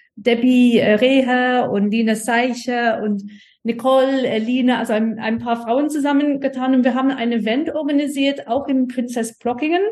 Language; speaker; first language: German; non-native, fluent; English